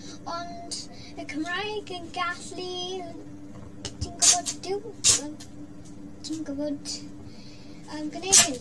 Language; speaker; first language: Welsh; non-native, local second language; English